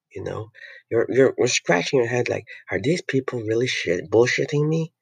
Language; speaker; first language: English; non-native, local second language; Filipino